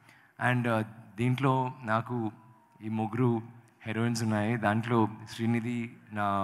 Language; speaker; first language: Telugu; non-native, local second language; Tamil